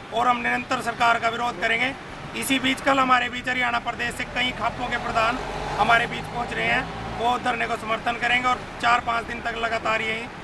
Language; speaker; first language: Hindi; native; Hindi